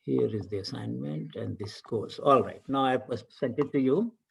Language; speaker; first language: English; non-native, local second language; Hindi